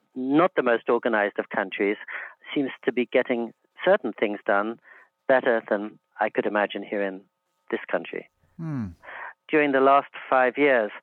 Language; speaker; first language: English; native; English